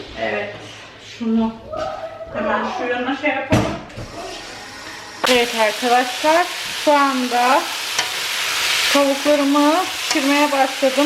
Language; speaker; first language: Turkish; early bilingual, heritage; Turkish